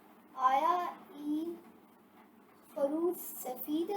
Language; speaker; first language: Persian; non-native, learner; Urdu